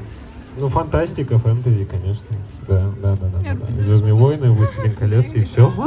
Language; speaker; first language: Russian; native; Russian